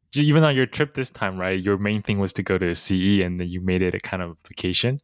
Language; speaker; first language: English; early bilingual, other home language; Chinese